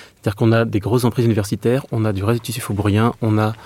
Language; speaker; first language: French; native; French